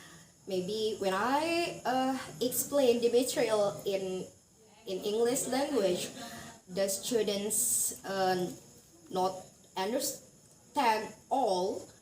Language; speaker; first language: English; non-native, learner; Indonesian